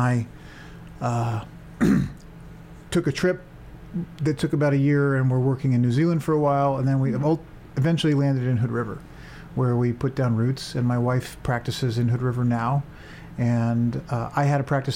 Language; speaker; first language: English; native; English